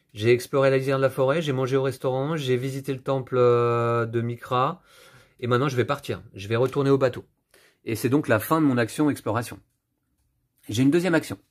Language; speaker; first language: French; native; French